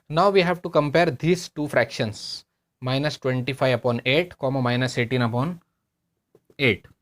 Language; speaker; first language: English; non-native, local second language; Hindi